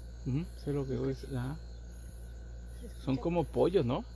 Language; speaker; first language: Spanish; native; Spanish